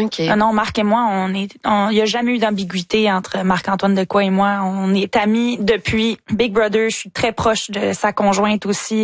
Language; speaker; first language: French; native; French